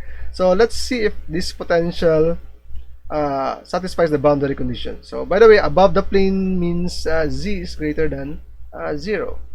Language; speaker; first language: English; non-native, local second language; Filipino